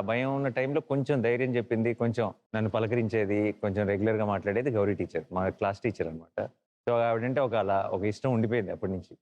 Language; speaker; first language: Telugu; native; Telugu